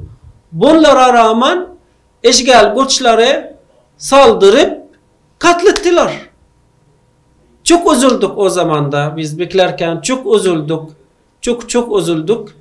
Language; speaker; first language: Turkish; non-native, fluent; Arabic